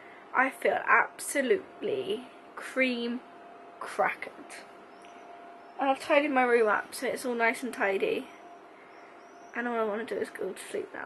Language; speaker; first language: English; native; English